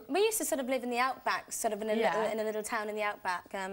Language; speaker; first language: English; native; English